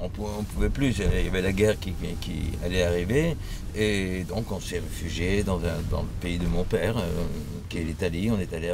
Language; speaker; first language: French; early bilingual, other home language; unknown